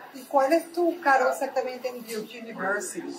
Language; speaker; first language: Spanish; native; Spanish